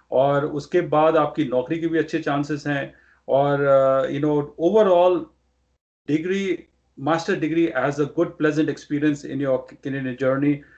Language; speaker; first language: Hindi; non-native, local second language; Punjabi